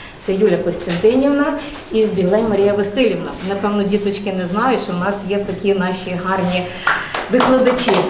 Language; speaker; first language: Ukrainian; native; Ukrainian